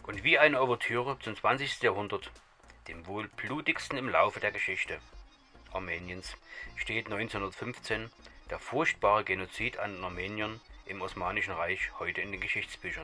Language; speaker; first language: German; native; German